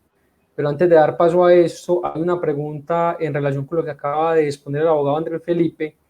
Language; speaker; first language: Spanish; native; Spanish